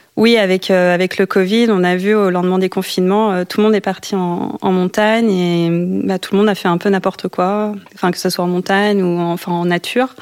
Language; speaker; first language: French; native; French